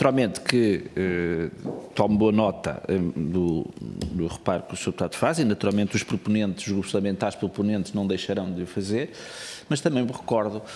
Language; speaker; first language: Portuguese; native; Portuguese